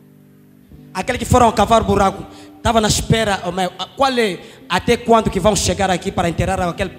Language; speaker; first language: Portuguese; non-native, learner; Lingala